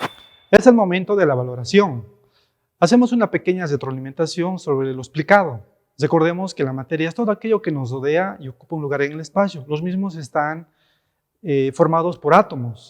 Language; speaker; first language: Spanish; native; Spanish